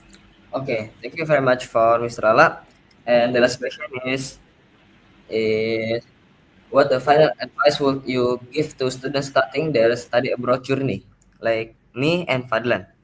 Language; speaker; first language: English; non-native, learner; Indonesian